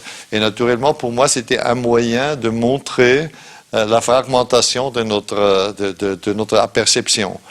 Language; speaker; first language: French; non-native, fluent; German